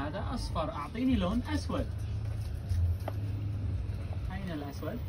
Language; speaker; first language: Arabic; non-native, learner; English